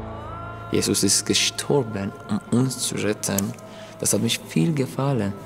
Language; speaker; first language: German; non-native, learner; Persian